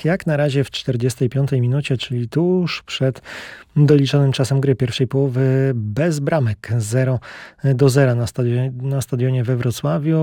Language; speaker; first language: Polish; native; Polish